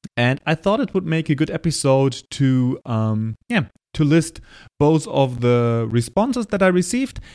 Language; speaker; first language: English; non-native, fluent; German